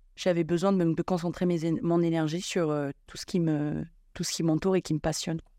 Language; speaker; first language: French; non-native, local second language; Malagasy